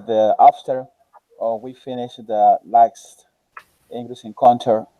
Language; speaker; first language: English; non-native, learner; Spanish